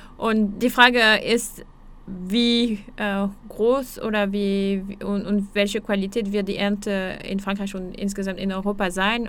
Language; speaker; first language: German; non-native, fluent; French